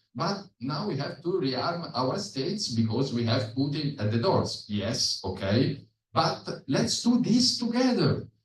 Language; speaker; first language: English; non-native, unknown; Italian